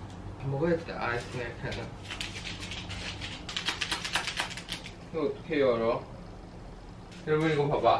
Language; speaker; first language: Korean; non-native, fluent; Thai